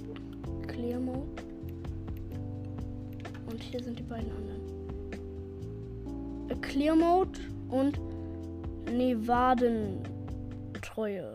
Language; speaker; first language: German; native; German